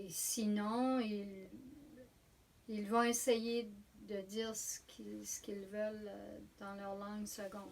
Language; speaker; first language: French; native; French